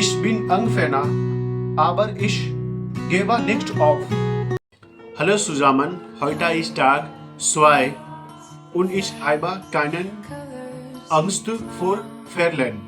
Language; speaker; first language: German; non-native, learner; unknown